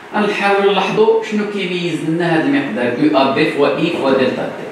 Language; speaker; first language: French; non-native, local second language; Arabic